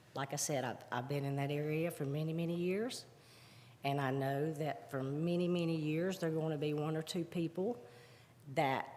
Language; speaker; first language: English; native; English